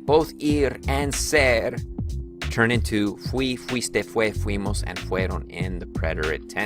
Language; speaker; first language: Spanish; non-native, fluent; English